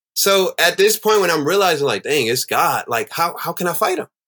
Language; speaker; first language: English; native; English